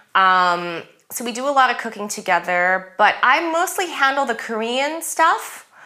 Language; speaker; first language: English; early bilingual, other home language; German